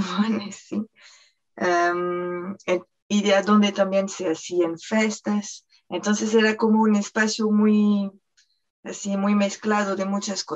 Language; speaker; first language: Spanish; non-native, fluent; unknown